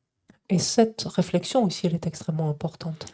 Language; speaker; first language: French; native; French